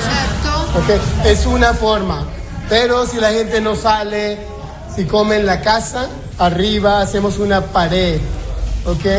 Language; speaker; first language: Spanish; non-native, fluent; Italian